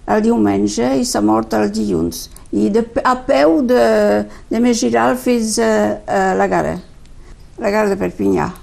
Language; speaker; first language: Catalan; native; Catalan